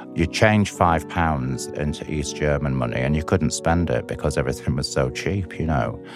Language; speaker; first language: English; native; English